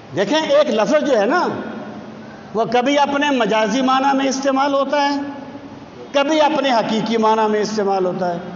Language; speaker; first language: Urdu; non-native, local second language; Punjabi